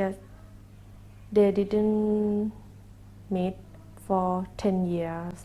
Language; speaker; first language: English; non-native, learner; Thai